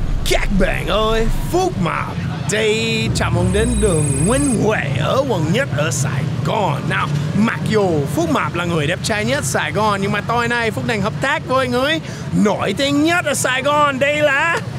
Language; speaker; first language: Vietnamese; non-native, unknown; English